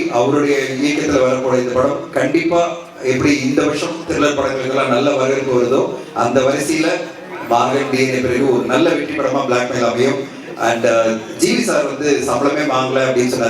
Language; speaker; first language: Tamil; native; Tamil